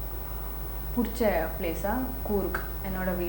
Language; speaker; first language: Tamil; non-native, learner; Kannada